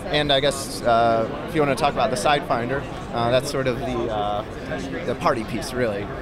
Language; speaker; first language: English; native; English